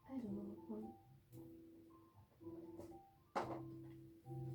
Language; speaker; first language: French; native; French